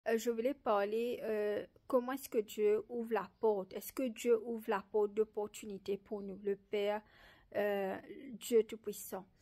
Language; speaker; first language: French; non-native, local second language; Morisyen